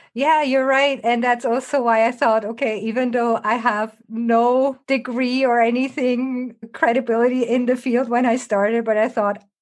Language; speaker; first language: English; non-native, fluent; German